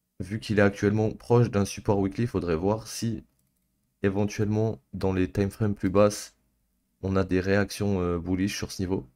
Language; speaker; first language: French; native; French